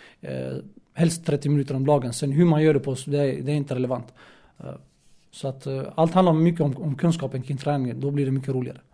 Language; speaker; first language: Swedish; early bilingual, other home language; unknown